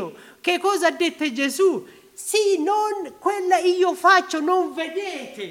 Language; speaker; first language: Italian; non-native, learner; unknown